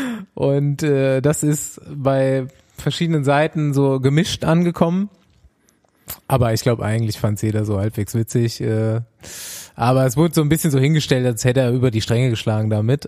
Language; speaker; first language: German; native; German